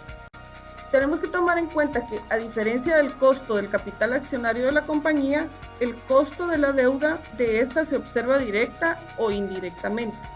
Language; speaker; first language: Spanish; native; Spanish